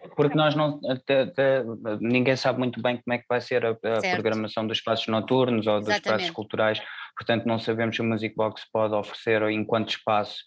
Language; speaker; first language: Portuguese; native; Portuguese